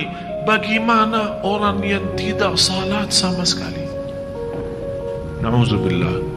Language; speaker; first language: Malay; non-native, fluent; Arabic